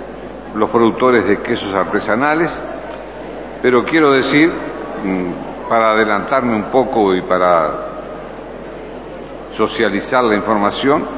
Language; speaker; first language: Spanish; native; Spanish